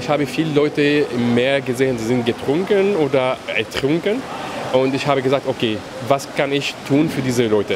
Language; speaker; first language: German; non-native, learner; Arabic